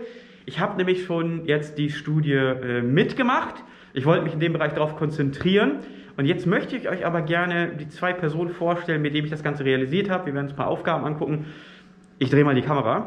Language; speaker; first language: German; native; German